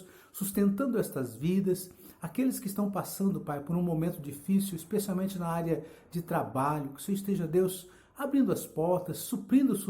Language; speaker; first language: Portuguese; native; Portuguese